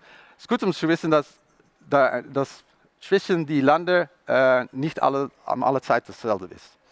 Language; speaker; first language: German; non-native, learner; Dutch